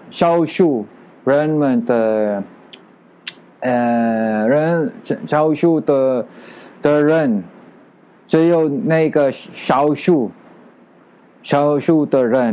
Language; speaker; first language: Chinese; non-native, learner; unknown